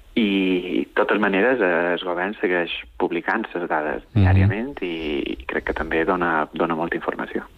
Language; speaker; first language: Catalan; native; Catalan